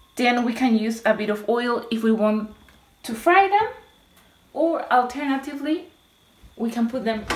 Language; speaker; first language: English; non-native, fluent; Spanish